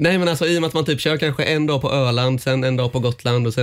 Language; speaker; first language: Swedish; native; Swedish